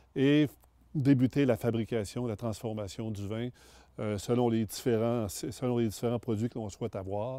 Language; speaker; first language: French; native; French